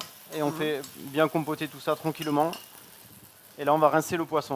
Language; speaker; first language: French; native; French